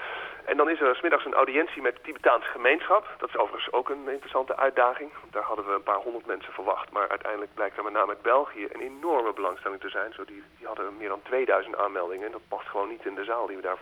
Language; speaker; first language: Dutch; native; Dutch